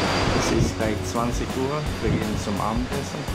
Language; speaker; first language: German; native; German